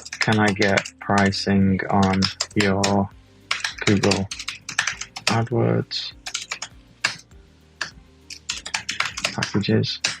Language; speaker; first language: English; native; English